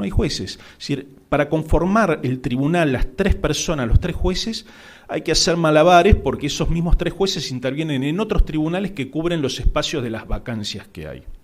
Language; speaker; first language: Spanish; native; Spanish